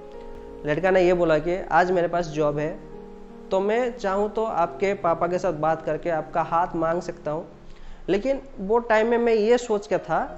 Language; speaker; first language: Hindi; non-native, local second language; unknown